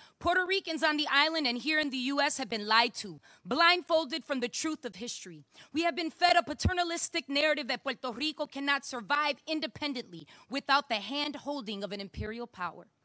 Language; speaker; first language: English; native; English